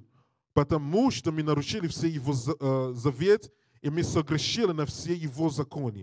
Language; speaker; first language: Russian; non-native, learner; English